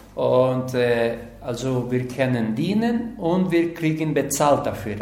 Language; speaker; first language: German; non-native, learner; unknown